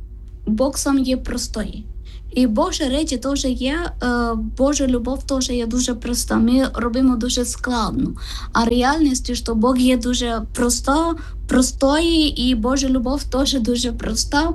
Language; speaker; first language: Ukrainian; non-native, learner; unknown